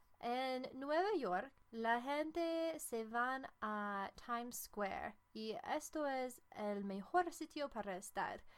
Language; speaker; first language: Spanish; non-native, fluent; English